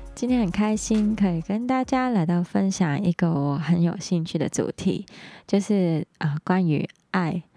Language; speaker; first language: Chinese; non-native, local second language; Cantonese